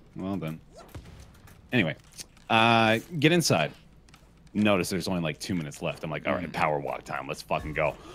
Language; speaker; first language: English; native; English